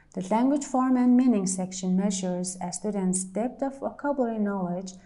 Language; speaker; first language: English; non-native, fluent; Mongolian